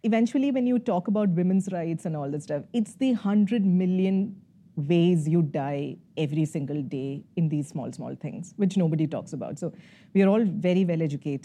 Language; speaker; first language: English; non-native, local second language; Malayalam